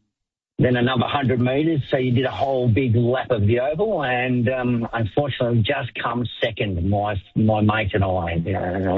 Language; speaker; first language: English; native; English